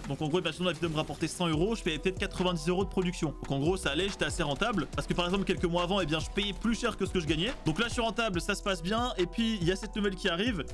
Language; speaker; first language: French; native; French